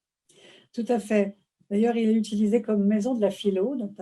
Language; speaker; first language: French; native; French